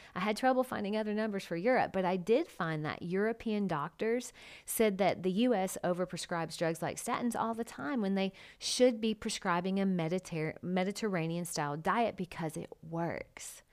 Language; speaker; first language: English; native; English